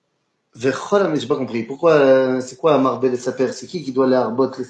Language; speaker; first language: French; native; French